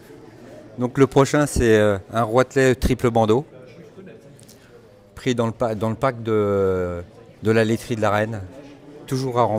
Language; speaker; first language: French; native; French